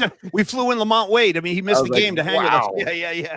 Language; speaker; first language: English; native; English